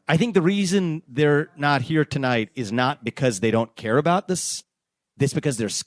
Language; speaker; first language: English; native; English